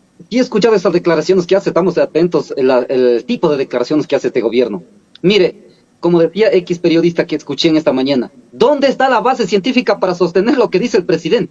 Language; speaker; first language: Spanish; native; Spanish